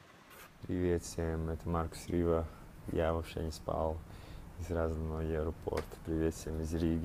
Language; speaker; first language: Russian; non-native, local second language; Latvian